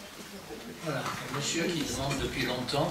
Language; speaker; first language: French; native; French